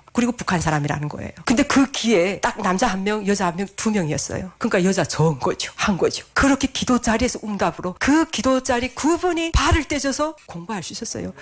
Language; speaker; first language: Korean; native; Korean